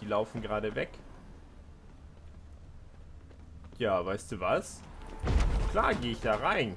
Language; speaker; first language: German; native; German